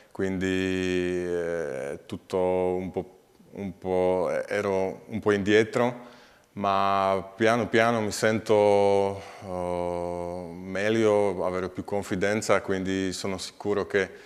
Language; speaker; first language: Italian; non-native, learner; Slovak